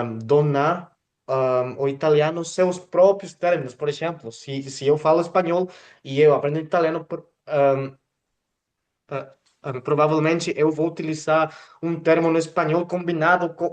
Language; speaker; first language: Portuguese; non-native, fluent; Spanish